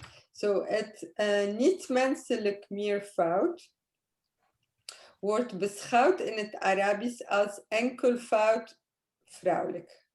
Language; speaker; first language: Dutch; non-native, fluent; Arabic